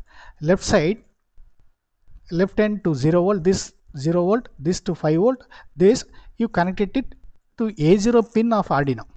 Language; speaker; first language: English; non-native, local second language; Tamil